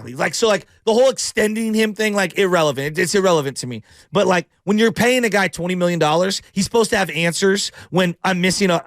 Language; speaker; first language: English; native; English